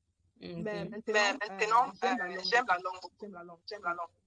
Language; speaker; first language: French; non-native, learner; Yoruba